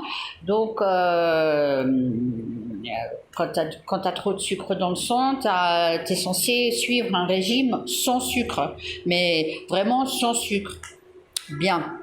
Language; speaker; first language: French; native; French